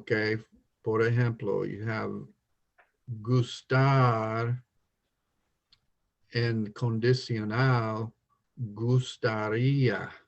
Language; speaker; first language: Spanish; non-native, learner; English